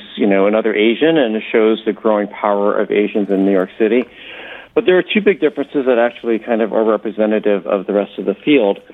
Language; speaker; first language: English; native; English